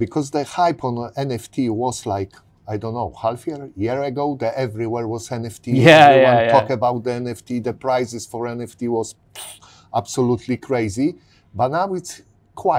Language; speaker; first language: English; non-native, learner; Polish